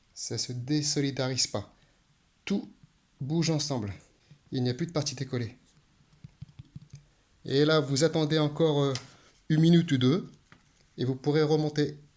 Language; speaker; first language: French; native; French